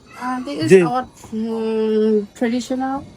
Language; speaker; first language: English; non-native, learner; Burmese